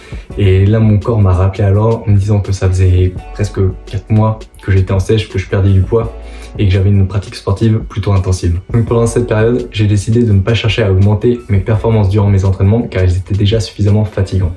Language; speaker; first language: French; native; French